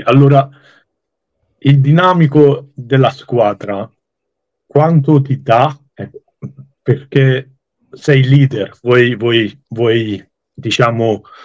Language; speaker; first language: Italian; non-native, learner; English